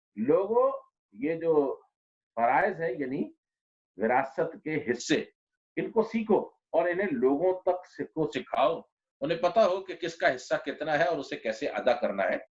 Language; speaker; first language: Urdu; non-native, local second language; Punjabi